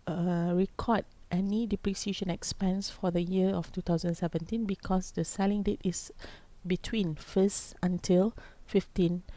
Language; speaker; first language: English; non-native, local second language; Malay